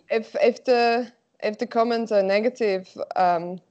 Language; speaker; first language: English; non-native, fluent; Slovak